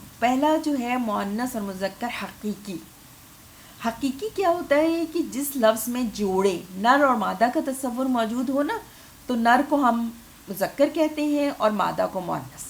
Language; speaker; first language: Urdu; native; Urdu